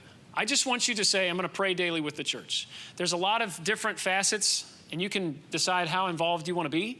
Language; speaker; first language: English; native; English